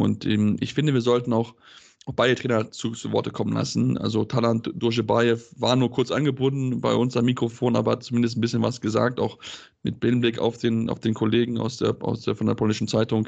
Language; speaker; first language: German; native; German